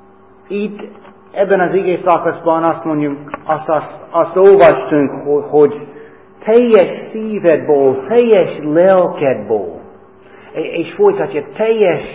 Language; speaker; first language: Hungarian; non-native, fluent; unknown